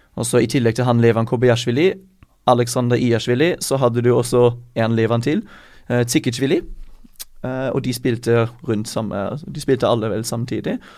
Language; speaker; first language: Norwegian; non-native, fluent; German